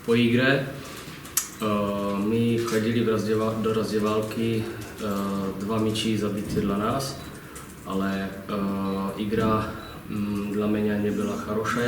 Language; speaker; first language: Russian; non-native, learner; Czech